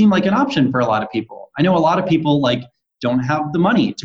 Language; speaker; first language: English; native; English